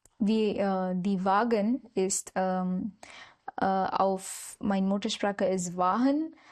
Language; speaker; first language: German; non-native, learner; Marathi